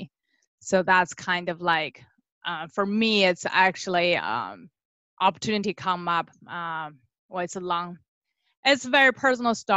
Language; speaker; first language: English; non-native, fluent; Chinese